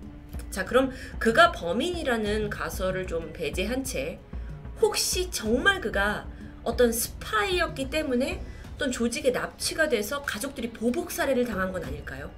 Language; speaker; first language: Korean; native; Korean